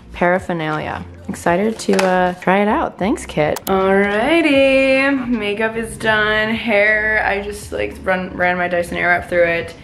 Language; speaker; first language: English; native; English